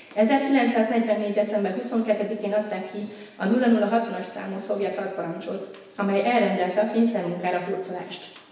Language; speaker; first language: Hungarian; native; Hungarian